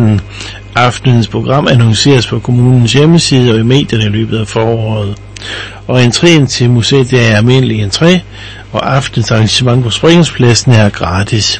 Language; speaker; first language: Danish; native; Danish